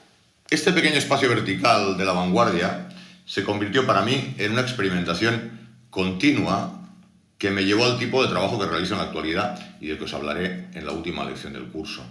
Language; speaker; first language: Spanish; native; Spanish